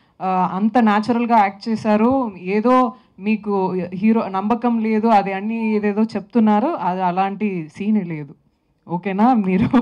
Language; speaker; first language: Telugu; non-native, local second language; Tamil